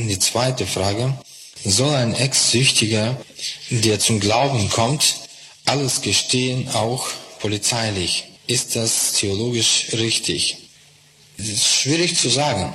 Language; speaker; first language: German; non-native, fluent; Russian